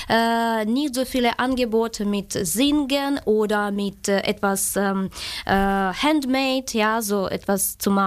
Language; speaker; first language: German; non-native, learner; Ukrainian